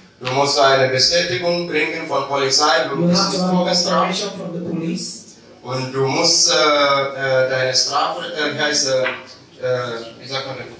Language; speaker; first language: German; non-native, learner; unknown